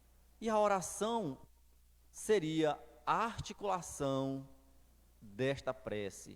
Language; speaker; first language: Portuguese; native; Portuguese